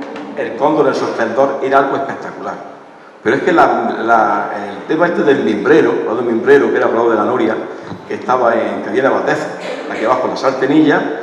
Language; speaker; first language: Spanish; native; Spanish